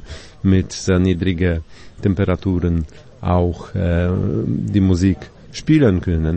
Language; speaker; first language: German; non-native, fluent; Polish